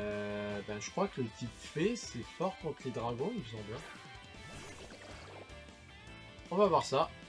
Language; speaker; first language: French; native; French